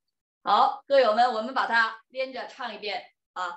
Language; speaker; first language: Chinese; native; Chinese